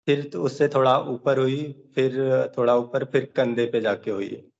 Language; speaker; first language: Hindi; native; Hindi